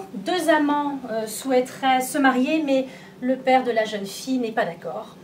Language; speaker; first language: French; native; French